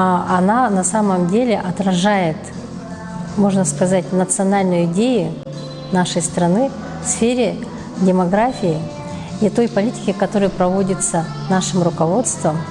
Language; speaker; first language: Russian; native; Russian